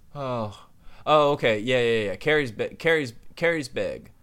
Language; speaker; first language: English; native; English